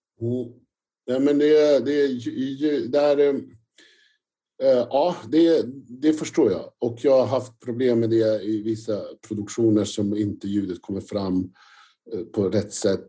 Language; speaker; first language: Swedish; non-native, fluent; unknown